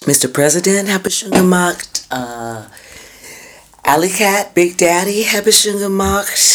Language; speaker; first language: German; non-native, fluent; English